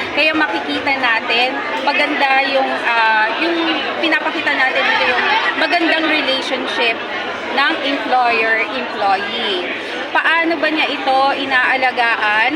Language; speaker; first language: Filipino; non-native, local second language; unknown